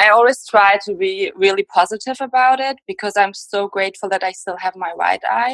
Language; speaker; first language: English; non-native, fluent; German